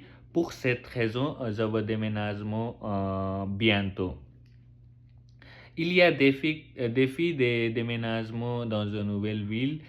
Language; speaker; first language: French; non-native, learner; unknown